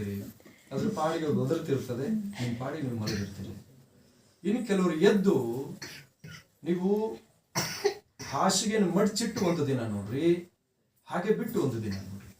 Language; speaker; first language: Kannada; native; Kannada